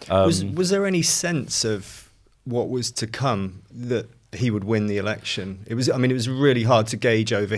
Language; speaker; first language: English; native; English